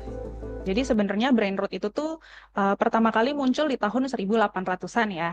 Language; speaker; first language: Indonesian; native; Indonesian